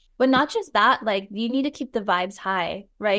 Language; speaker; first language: English; native; English